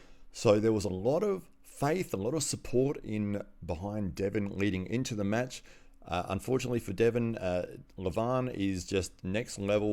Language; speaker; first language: English; native; English